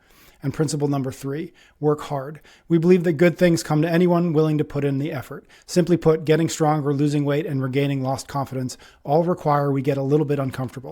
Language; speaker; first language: English; native; English